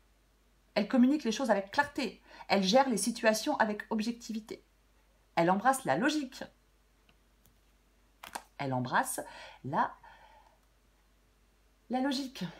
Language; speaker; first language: French; native; French